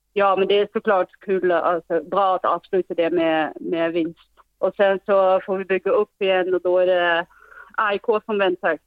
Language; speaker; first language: Swedish; non-native, fluent; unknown